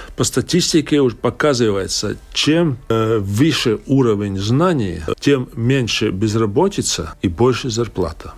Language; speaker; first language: Russian; native; Russian